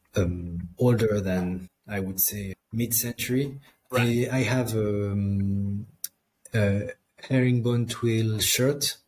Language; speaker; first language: English; non-native, fluent; French